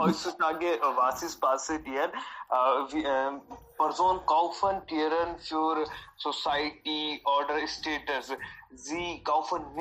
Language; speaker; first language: German; non-native, learner; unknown